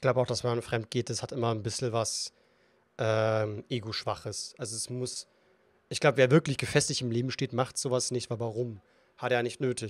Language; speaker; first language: German; native; German